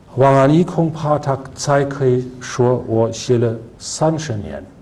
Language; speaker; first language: Chinese; non-native, fluent; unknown